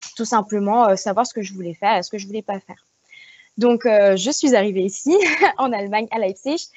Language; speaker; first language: French; native; French